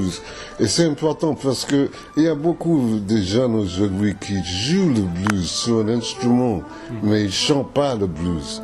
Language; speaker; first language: French; non-native, fluent; English